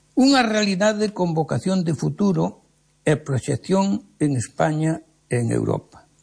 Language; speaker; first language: Galician; native; Galician